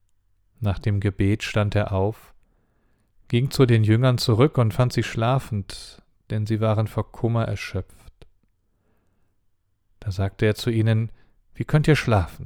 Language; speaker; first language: German; native; German